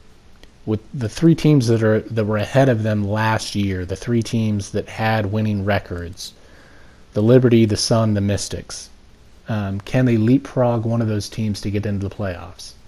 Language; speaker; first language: English; native; English